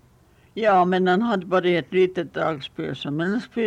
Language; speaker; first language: Swedish; early bilingual, heritage; Swedish